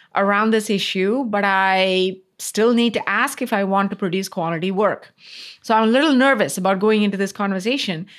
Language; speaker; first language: English; non-native, local second language; Tamil